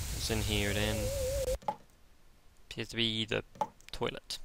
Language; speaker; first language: English; native; English